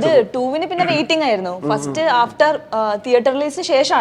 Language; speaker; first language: Malayalam; native; Malayalam